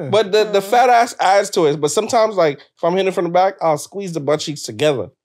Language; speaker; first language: English; native; English